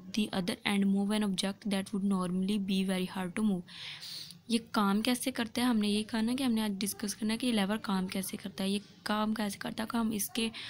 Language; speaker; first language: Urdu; non-native, local second language; Punjabi